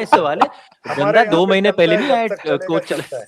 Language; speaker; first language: Hindi; native; Hindi